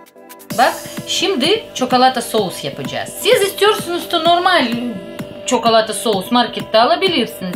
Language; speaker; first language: Turkish; non-native, learner; Russian